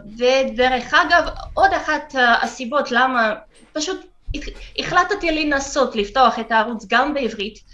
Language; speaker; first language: Hebrew; non-native, fluent; Russian